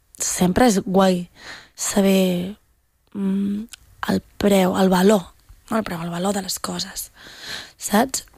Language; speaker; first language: Catalan; non-native, local second language; Spanish